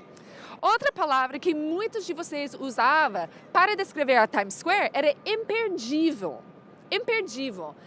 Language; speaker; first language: Portuguese; non-native, fluent; English